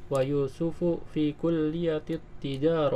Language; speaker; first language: Arabic; non-native, learner; Indonesian